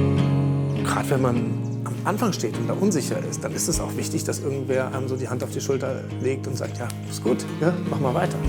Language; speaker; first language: German; native; German